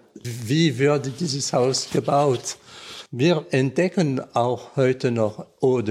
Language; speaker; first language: German; non-native, learner; French